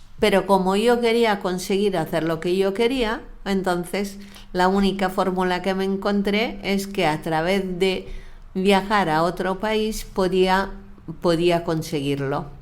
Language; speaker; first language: Spanish; non-native, fluent; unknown